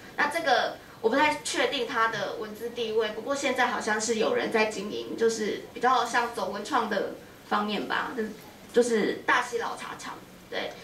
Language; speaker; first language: Chinese; native; Chinese